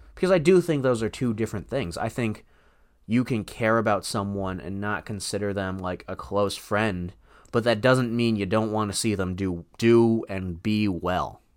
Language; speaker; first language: English; native; English